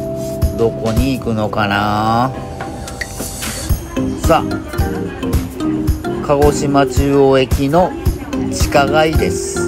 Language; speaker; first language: Japanese; native; Japanese